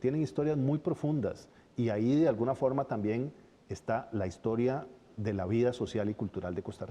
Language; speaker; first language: Spanish; native; Spanish